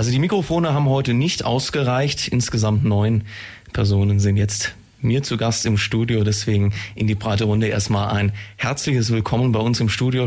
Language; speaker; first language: German; native; German